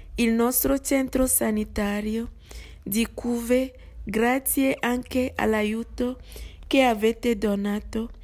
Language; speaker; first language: Italian; non-native, fluent; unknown